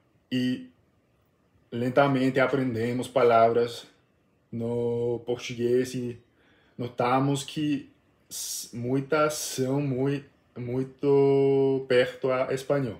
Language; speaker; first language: Portuguese; non-native, learner; English